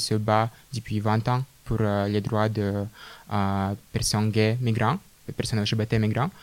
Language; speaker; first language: French; non-native, fluent; Russian